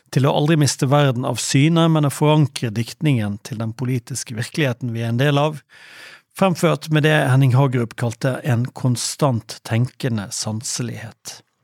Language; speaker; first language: Norwegian; native; Norwegian